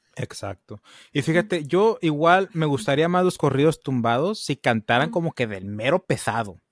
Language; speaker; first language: Spanish; early bilingual, heritage; Spanish